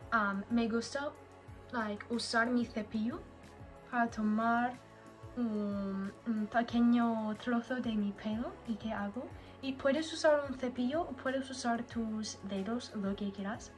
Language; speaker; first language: Spanish; non-native, learner; English